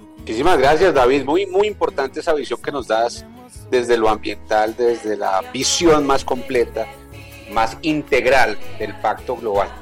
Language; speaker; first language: Spanish; native; Spanish